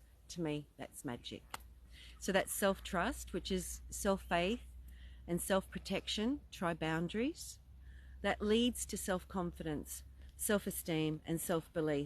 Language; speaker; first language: English; native; English